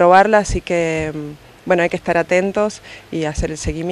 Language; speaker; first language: Spanish; native; Spanish